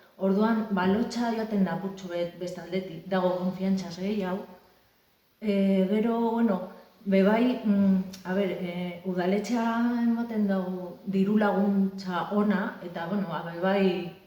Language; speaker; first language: Basque; non-native, local second language; Spanish